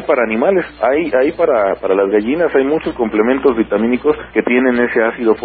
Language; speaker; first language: Spanish; native; Spanish